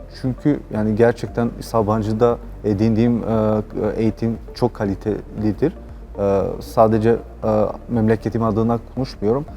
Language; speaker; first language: Turkish; non-native, fluent; Albanian